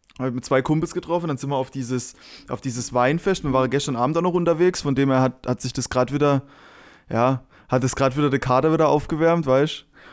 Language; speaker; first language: German; native; German